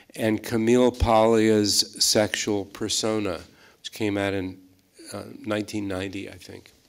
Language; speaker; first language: English; native; English